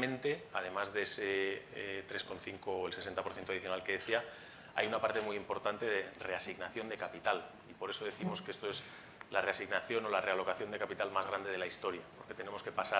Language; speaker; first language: Spanish; native; Spanish